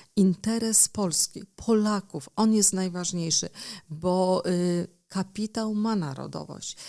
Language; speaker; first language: Polish; native; Polish